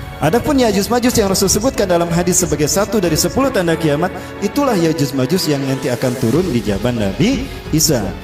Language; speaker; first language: Indonesian; native; Indonesian